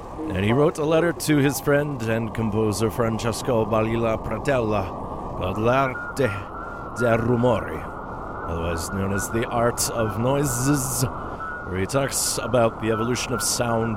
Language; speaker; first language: English; native; English